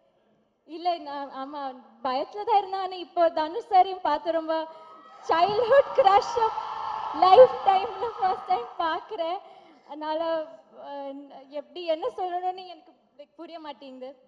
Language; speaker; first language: Tamil; non-native, learner; Malayalam